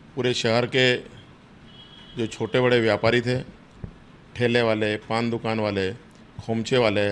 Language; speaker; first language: Hindi; native; Hindi